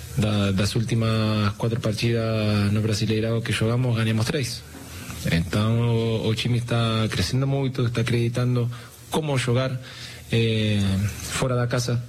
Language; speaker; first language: Portuguese; non-native, learner; Spanish